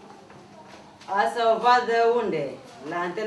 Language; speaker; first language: Romanian; non-native, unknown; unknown